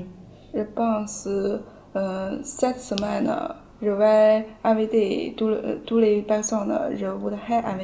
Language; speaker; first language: French; non-native, learner; Chinese